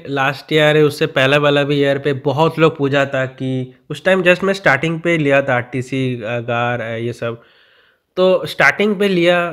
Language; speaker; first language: Hindi; non-native, local second language; Bangla